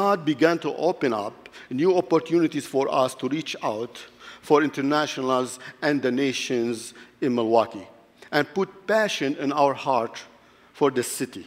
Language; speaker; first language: English; non-native, fluent; Arabic